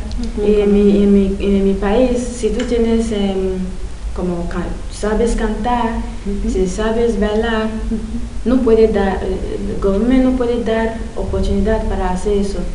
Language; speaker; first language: Spanish; non-native, learner; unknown